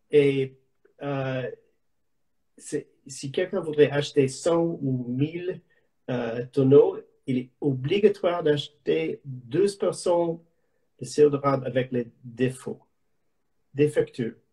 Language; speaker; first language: French; non-native, learner; English